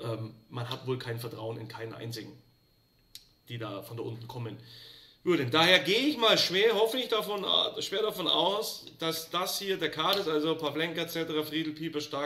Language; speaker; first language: German; native; German